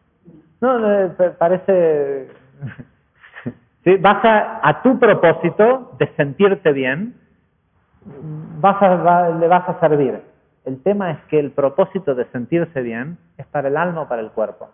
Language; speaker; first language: Spanish; native; Spanish